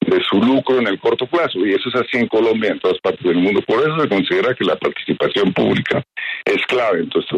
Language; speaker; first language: Spanish; native; Spanish